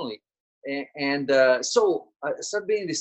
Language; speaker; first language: English; non-native, fluent; Italian